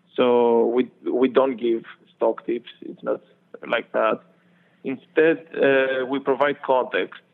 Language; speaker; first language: English; non-native, fluent; Greek